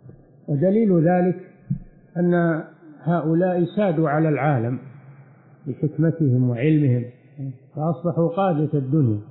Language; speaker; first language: Arabic; native; Arabic